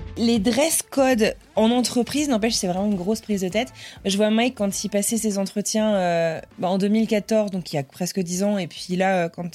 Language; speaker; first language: French; native; French